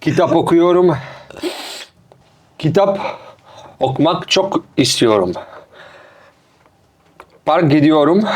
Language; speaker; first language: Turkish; non-native, learner; English